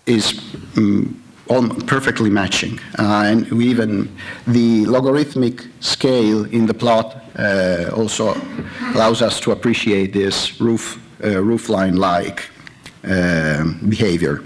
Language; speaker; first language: English; non-native, fluent; Italian